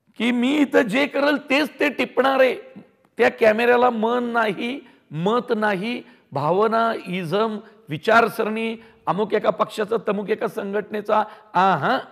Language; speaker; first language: Marathi; native; Marathi